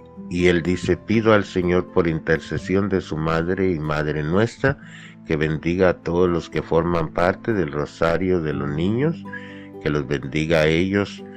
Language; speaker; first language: Spanish; native; Spanish